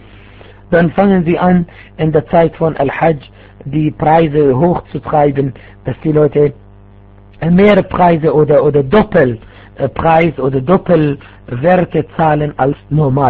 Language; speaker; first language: German; non-native, fluent; Arabic